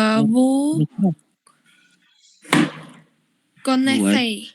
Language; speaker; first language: French; non-native, learner; Khmer